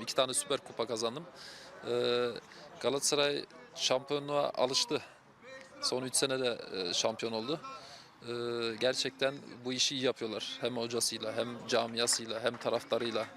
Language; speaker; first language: Turkish; early bilingual, heritage; Turkish